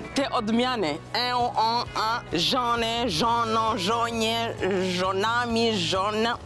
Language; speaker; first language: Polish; non-native, fluent; Kinyarwanda